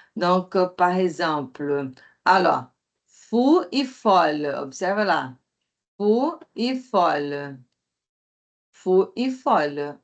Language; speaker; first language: French; non-native, fluent; Portuguese